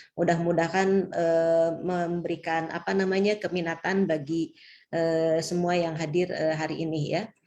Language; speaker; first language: Indonesian; native; Indonesian